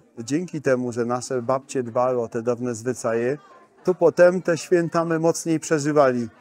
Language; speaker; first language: Polish; native; Polish